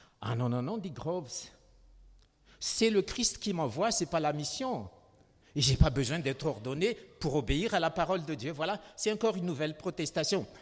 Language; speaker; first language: French; non-native, local second language; Malagasy